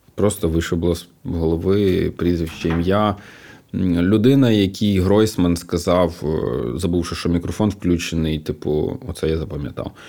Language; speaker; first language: Ukrainian; non-native, local second language; Russian